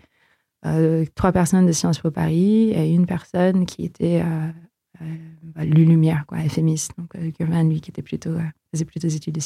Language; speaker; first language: French; non-native, fluent; Filipino